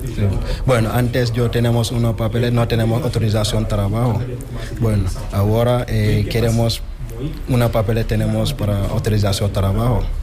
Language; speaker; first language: Spanish; non-native, learner; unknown